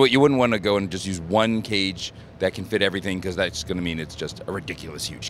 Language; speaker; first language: English; native; English